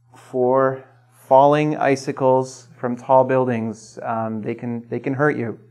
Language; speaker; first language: English; native; English